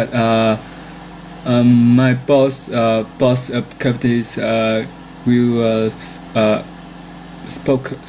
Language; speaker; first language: English; non-native, learner; Vietnamese